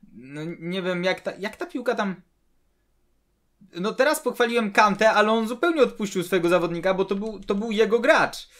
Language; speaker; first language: Polish; native; Polish